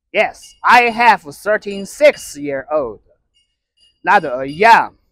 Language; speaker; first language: English; non-native, learner; Chinese